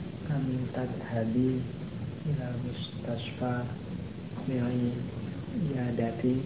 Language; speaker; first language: Arabic; non-native, learner; Indonesian